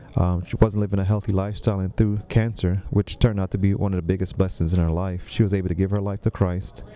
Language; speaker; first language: English; native; English